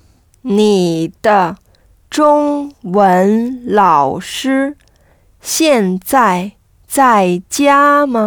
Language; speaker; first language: Chinese; non-native, learner; French